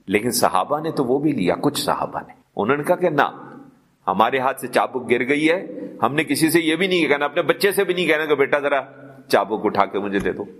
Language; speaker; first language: Urdu; non-native, local second language; Punjabi